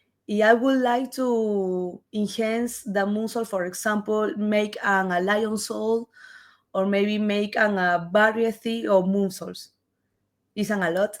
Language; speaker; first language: English; non-native, learner; Spanish